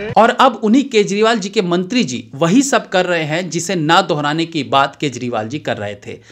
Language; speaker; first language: Hindi; native; Hindi